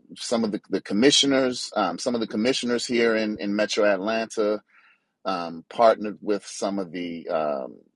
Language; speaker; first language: English; native; English